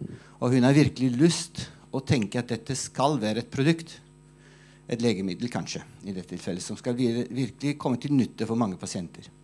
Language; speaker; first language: Norwegian; non-native, fluent; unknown